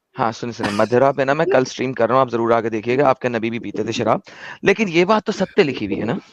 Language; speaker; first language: Urdu; native; Urdu